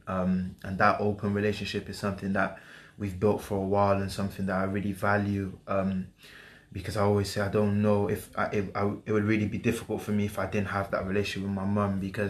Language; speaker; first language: English; native; English